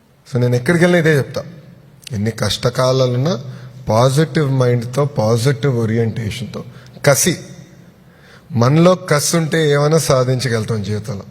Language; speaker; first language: Telugu; native; Telugu